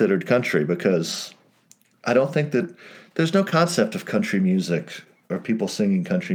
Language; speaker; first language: English; native; English